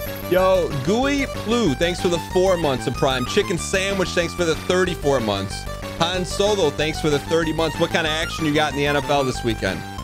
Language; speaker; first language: English; native; English